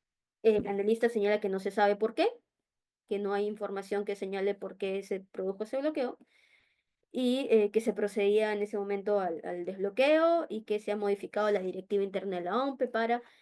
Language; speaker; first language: Spanish; native; Spanish